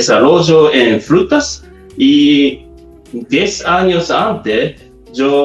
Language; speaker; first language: Spanish; non-native, learner; Japanese